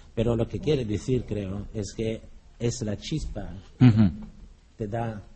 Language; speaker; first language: Spanish; non-native, fluent; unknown